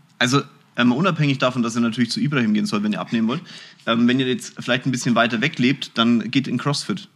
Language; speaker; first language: German; early bilingual, other home language; Turkish